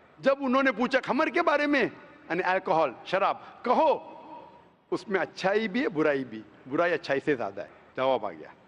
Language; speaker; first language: Hindi; non-native, local second language; Konkani